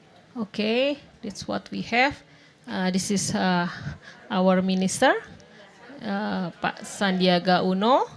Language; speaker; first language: English; non-native, fluent; Indonesian